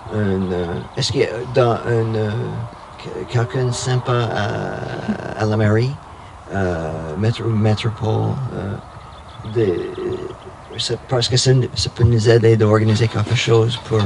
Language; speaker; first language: French; non-native, fluent; English